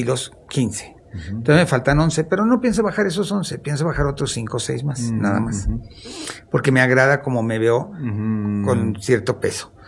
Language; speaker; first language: Spanish; native; Spanish